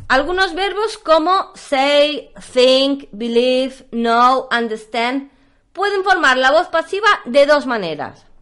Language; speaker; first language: Spanish; native; Spanish